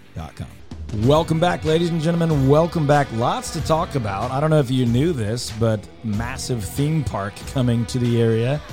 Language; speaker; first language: English; native; English